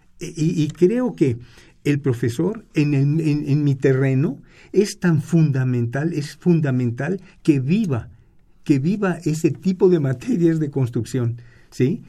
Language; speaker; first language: Spanish; native; Spanish